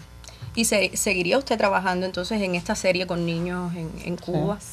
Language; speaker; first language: Spanish; native; Spanish